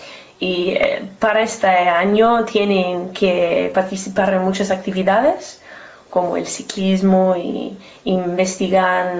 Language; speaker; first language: Spanish; non-native, learner; English